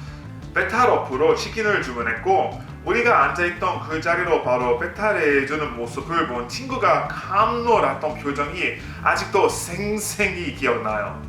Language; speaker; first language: Korean; non-native, fluent; English